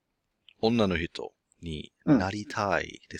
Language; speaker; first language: Japanese; non-native, learner; English